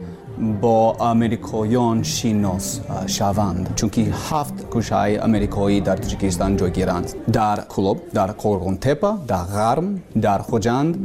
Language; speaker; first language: Persian; non-native, learner; English